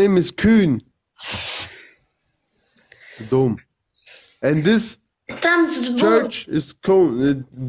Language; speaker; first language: English; non-native, learner; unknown